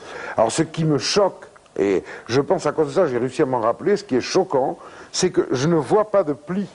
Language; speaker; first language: French; native; French